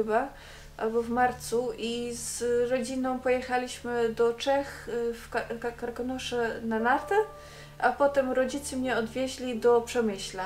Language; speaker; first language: Polish; non-native, fluent; Dutch